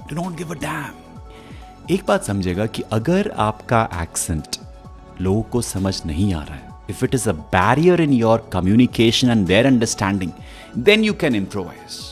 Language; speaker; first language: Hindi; native; Hindi